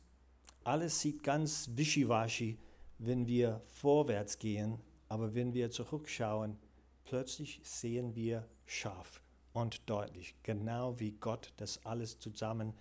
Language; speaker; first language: German; non-native, fluent; English